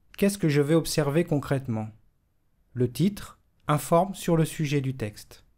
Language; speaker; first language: French; native; French